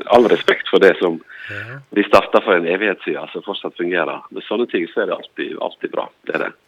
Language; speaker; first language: Norwegian; native; Norwegian